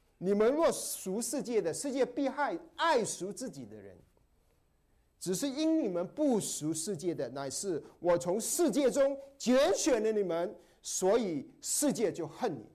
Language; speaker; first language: Chinese; non-native, local second language; Cantonese